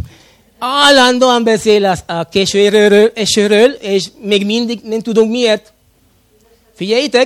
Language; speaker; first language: Hungarian; non-native, fluent; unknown